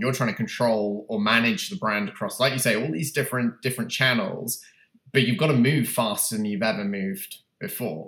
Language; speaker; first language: English; native; English